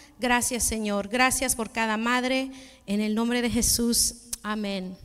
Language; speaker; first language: Spanish; early bilingual, heritage; Spanish